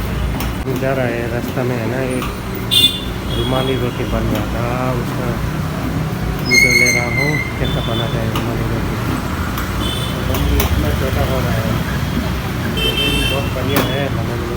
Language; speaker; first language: Hindi; non-native, local second language; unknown